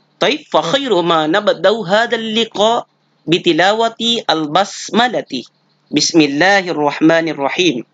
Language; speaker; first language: Arabic; non-native, fluent; Indonesian